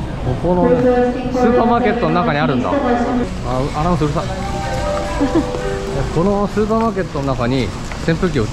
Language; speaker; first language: Japanese; native; Japanese